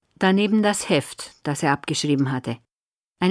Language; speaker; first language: German; native; German